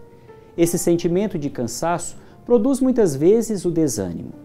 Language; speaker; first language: Portuguese; native; Portuguese